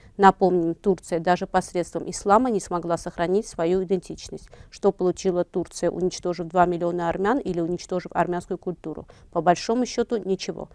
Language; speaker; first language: Russian; non-native, local second language; Armenian